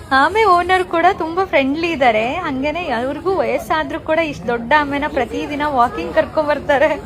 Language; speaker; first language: Kannada; native; Kannada